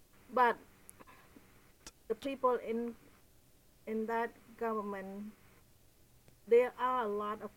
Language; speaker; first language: English; non-native, fluent; Khmer